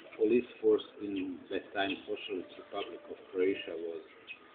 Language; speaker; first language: English; non-native, fluent; Croatian